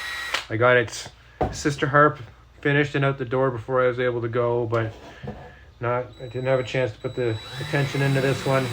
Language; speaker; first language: English; native; English